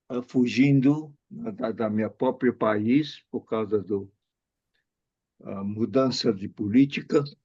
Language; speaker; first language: Portuguese; non-native, fluent; Chinese